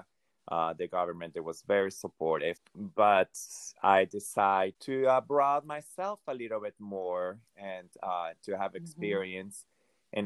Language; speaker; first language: English; non-native, fluent; Hungarian